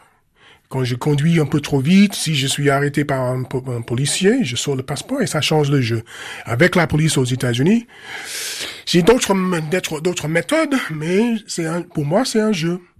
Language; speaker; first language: French; non-native, fluent; English